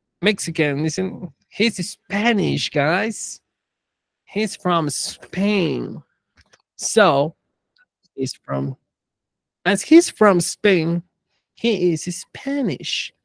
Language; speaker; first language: English; non-native, fluent; Spanish